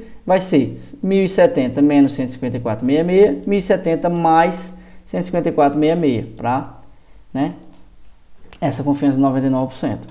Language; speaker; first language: Portuguese; native; Portuguese